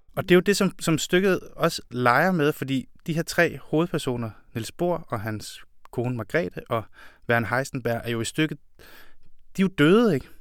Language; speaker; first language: Danish; native; Danish